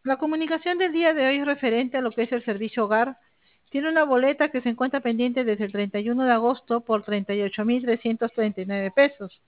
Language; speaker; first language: Spanish; native; Spanish